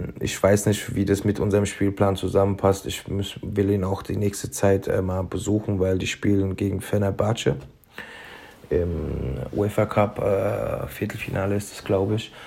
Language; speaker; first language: German; early bilingual, other home language; Turkish